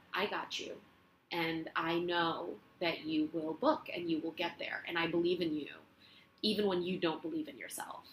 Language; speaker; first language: English; non-native, fluent; Spanish